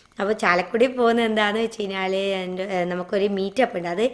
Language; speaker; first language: Malayalam; native; Malayalam